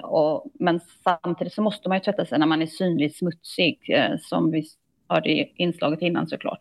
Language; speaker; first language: Swedish; native; Swedish